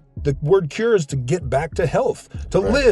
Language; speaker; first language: English; native; English